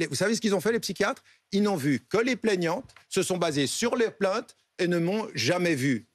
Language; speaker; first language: French; early bilingual, other home language; Arabic